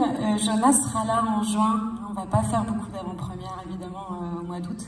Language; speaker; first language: French; native; French